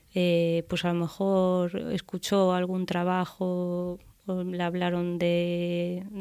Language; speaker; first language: Spanish; native; Spanish